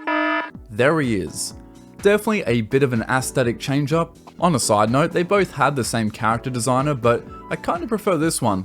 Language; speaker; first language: English; native; English